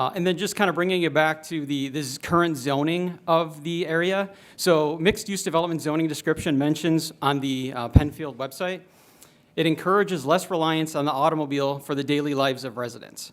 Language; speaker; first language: English; native; English